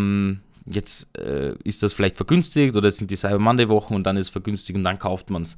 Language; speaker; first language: German; native; German